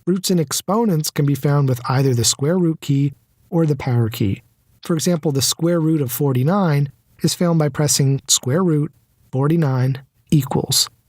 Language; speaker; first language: English; native; English